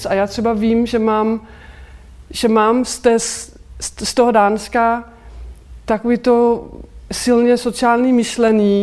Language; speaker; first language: Czech; non-native, fluent; Danish